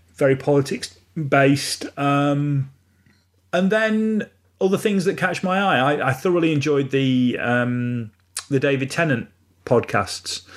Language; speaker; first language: English; native; English